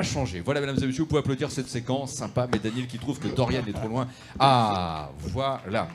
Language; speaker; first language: French; native; French